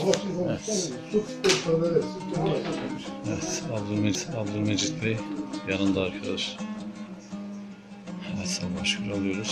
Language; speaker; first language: Turkish; native; Turkish